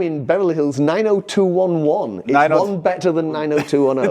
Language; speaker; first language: English; native; English